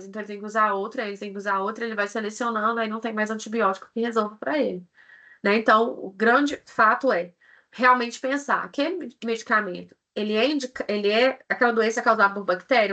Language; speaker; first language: Portuguese; native; Portuguese